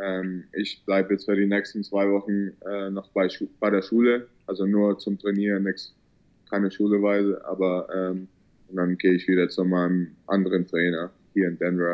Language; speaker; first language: German; early bilingual, heritage; German